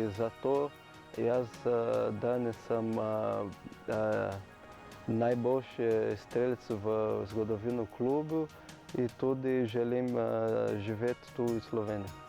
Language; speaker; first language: Slovenian; non-native, learner; Portuguese